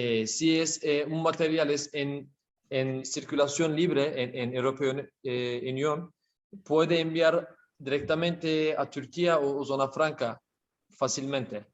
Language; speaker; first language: Spanish; non-native, learner; Turkish